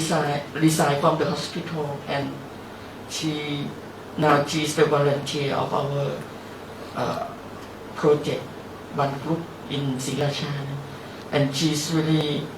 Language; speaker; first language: English; non-native, learner; Thai